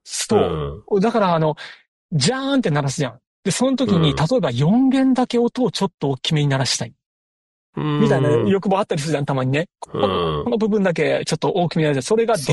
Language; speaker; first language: Japanese; native; Japanese